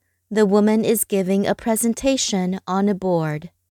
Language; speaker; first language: English; non-native, fluent; Chinese